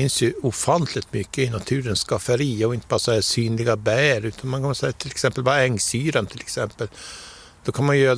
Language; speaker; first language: Swedish; native; Swedish